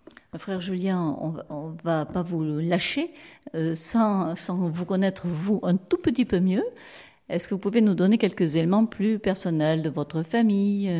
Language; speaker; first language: French; native; French